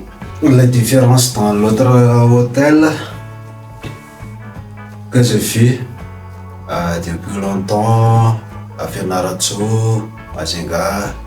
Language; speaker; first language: French; non-native, local second language; Malagasy